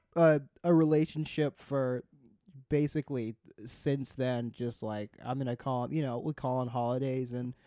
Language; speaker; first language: English; native; English